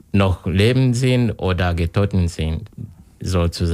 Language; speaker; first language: German; non-native, learner; Kinyarwanda